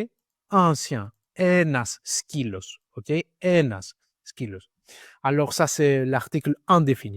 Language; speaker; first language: French; non-native, learner; Greek